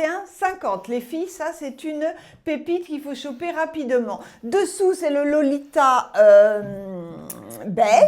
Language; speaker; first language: French; native; French